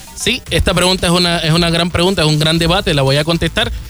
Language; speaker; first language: Spanish; native; Spanish